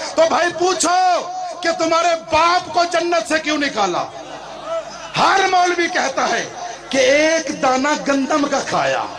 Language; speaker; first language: Urdu; non-native, local second language; Punjabi